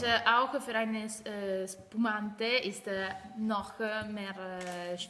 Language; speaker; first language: German; non-native, learner; Italian